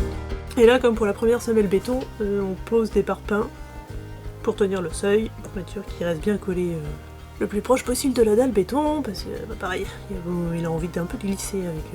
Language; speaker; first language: French; native; French